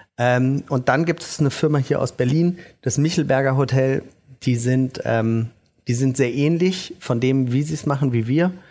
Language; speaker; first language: German; native; German